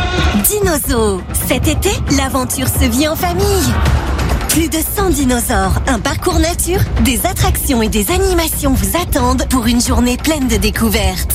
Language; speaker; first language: French; native; French